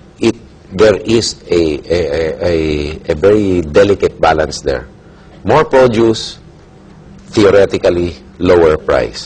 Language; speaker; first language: English; non-native, local second language; Filipino